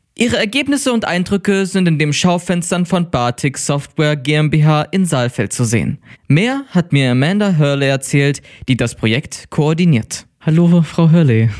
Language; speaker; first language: German; native; German